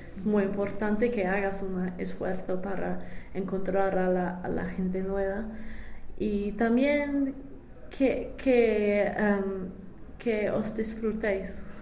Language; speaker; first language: Spanish; non-native, fluent; English